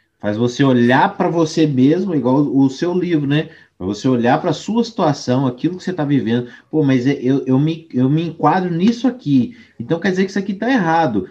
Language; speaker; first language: Portuguese; native; Portuguese